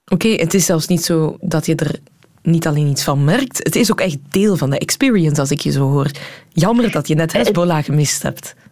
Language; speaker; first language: Dutch; native; Dutch